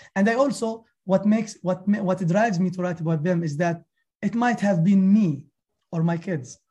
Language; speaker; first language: English; non-native, fluent; Arabic